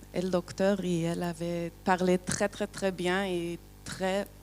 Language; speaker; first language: French; non-native, learner; English